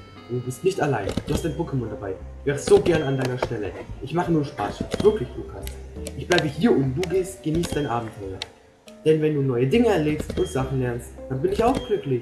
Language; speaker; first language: German; native; German